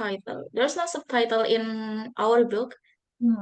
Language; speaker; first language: English; non-native, fluent; Buginese